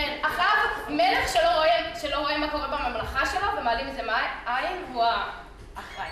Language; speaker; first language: Hebrew; native; Hebrew